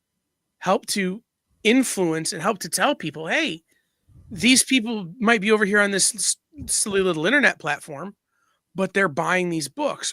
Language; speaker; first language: English; native; English